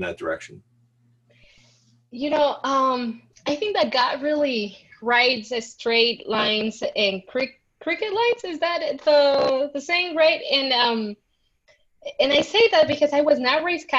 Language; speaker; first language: English; non-native, fluent; Spanish